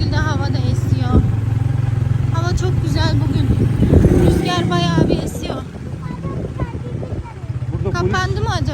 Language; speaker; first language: Turkish; non-native, fluent; Urdu